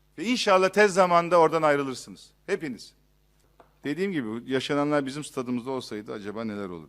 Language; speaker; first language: Turkish; native; Turkish